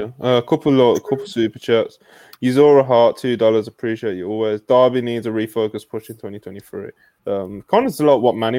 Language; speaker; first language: English; native; English